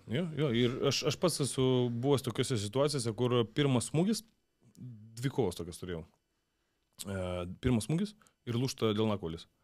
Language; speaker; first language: Lithuanian; non-native, local second language; Russian